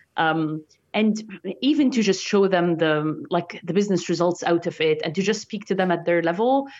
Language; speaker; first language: English; non-native, fluent; Arabic